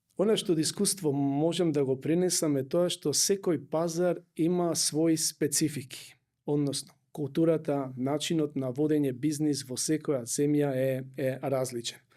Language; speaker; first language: Macedonian; native; Macedonian